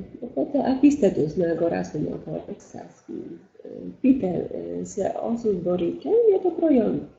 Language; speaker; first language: Greek; non-native, fluent; Polish